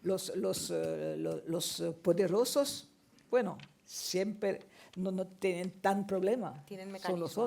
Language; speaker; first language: Spanish; non-native, fluent; French